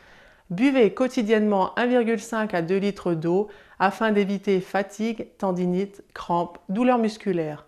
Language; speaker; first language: French; native; French